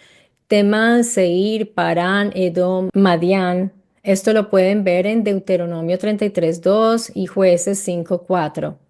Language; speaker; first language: Spanish; native; Spanish